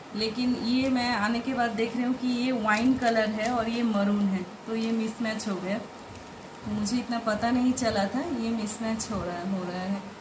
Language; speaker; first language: Hindi; non-native, local second language; Bangla